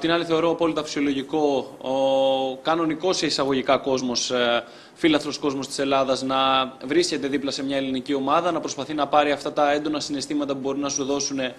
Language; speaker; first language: Greek; native; Greek